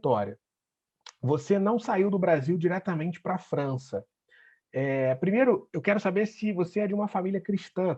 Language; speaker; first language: Portuguese; native; Portuguese